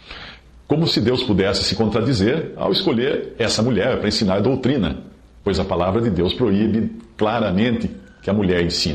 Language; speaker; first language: Portuguese; native; Portuguese